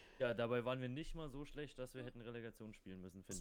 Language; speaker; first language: German; native; German